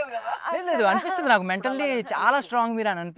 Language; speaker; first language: Telugu; native; Telugu